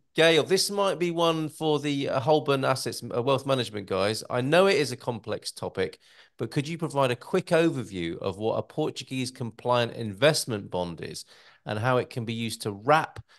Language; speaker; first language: English; native; English